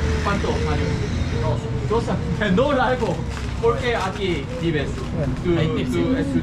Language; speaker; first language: Spanish; non-native, learner; Korean